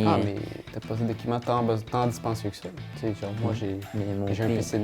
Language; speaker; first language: French; native; French